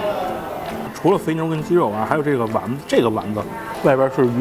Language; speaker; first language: Chinese; native; Chinese